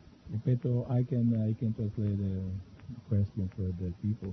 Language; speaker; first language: English; non-native, fluent; Italian